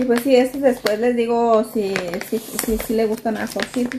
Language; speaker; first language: Spanish; native; Spanish